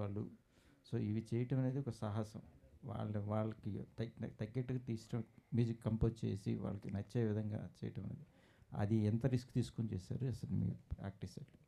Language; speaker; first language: Telugu; native; Telugu